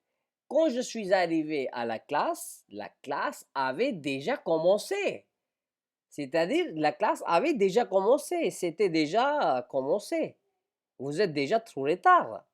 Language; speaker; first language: French; non-native, fluent; Hindi